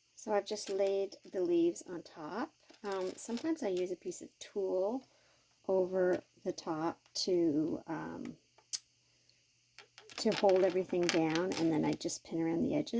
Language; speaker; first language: English; native; English